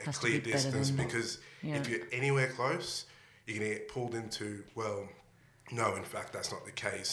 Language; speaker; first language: English; native; English